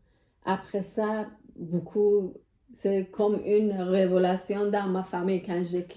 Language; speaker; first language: French; non-native, learner; Persian